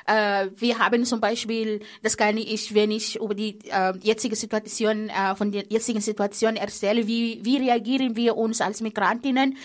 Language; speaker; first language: German; non-native, fluent; Arabic